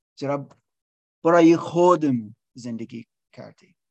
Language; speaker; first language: Persian; non-native, learner; English